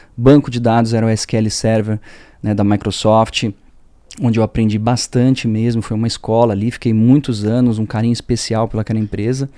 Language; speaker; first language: Portuguese; early bilingual, other home language; French